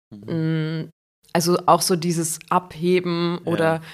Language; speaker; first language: German; native; German